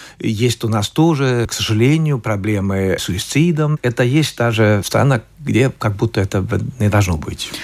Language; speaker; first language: Russian; non-native, fluent; Swedish